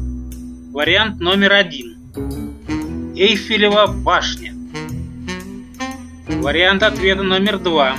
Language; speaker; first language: Russian; native; Russian